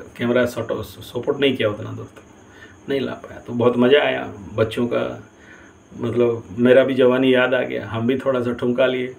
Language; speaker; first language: Hindi; non-native, local second language; Odia